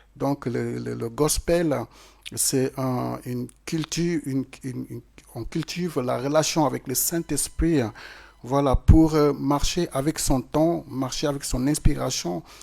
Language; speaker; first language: French; non-native, local second language; Wolof